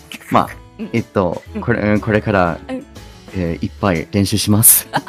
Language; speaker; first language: Japanese; non-native, learner; English